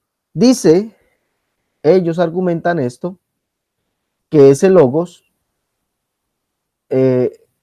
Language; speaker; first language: Spanish; native; Spanish